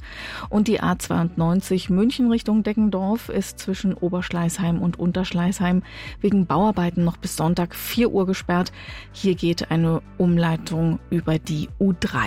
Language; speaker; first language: German; native; German